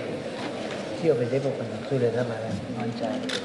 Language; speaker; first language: Italian; non-native, fluent; Spanish